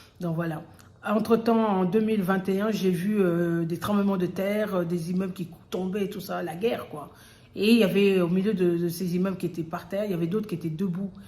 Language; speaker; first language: French; early bilingual, other home language; Lingala